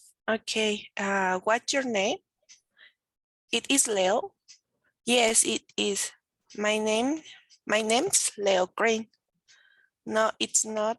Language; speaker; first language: English; non-native, learner; Spanish